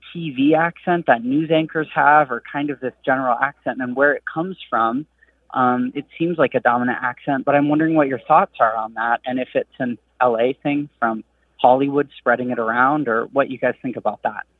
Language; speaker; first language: English; native; English